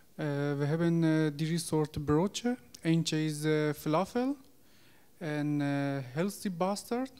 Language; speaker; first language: Dutch; non-native, learner; Persian